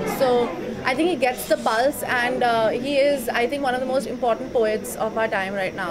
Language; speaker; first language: English; non-native, local second language; Hindi